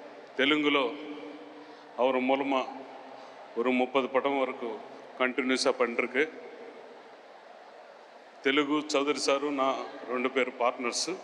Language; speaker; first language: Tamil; non-native, learner; Telugu